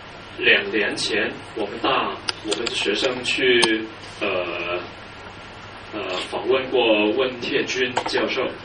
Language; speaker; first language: Chinese; non-native, local second language; Cantonese